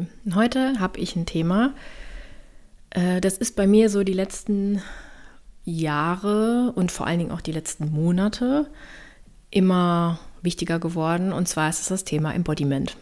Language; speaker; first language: German; native; German